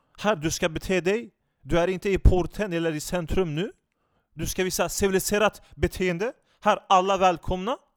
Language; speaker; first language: Swedish; non-native, fluent; Turkish